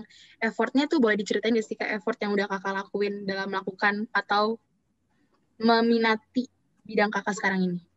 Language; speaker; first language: Indonesian; native; Indonesian